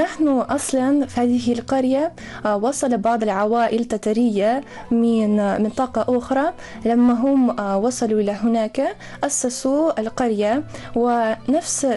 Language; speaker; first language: Arabic; non-native, fluent; Russian